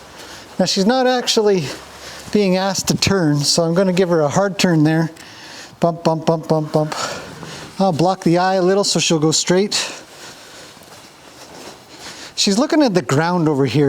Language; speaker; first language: English; native; English